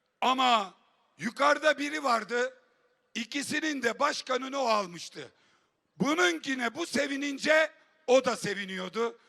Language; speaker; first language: Turkish; native; Turkish